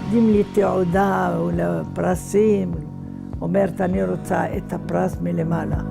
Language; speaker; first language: Hebrew; non-native, fluent; Arabic